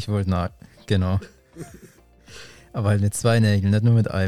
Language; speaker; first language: German; native; German